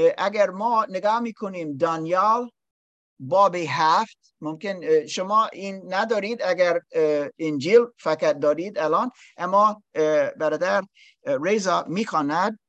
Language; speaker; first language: Persian; non-native, learner; English